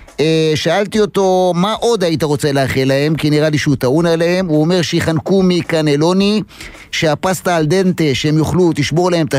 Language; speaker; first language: Hebrew; native; Hebrew